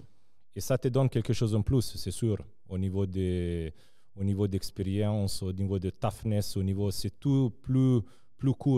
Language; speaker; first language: French; non-native, local second language; Serbian